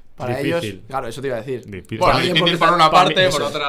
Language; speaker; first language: Spanish; native; Spanish